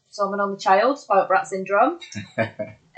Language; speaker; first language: English; native; English